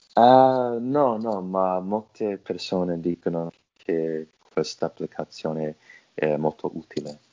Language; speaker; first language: Italian; non-native, learner; English